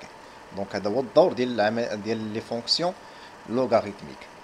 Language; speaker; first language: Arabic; native; Arabic